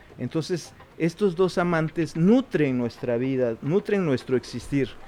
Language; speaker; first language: Spanish; non-native, local second language; Zapotec